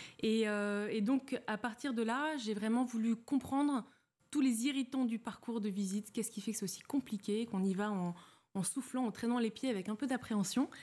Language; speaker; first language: French; native; French